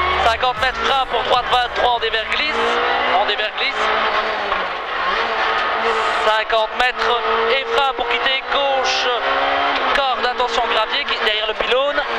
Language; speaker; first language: French; native; French